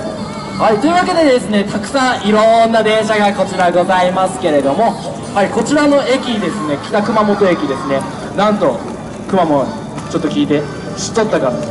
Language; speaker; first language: Japanese; native; Japanese